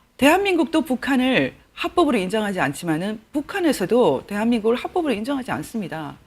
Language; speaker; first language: Korean; native; Korean